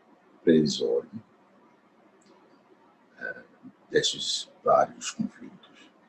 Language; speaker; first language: Portuguese; non-native, fluent; English